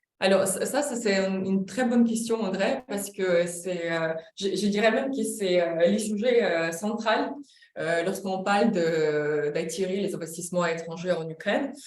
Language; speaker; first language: French; non-native, fluent; Ukrainian